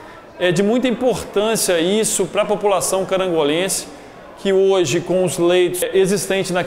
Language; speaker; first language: Portuguese; native; Portuguese